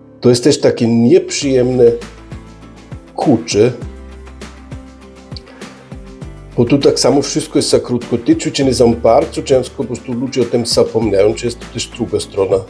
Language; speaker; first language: Polish; early bilingual, heritage; Polish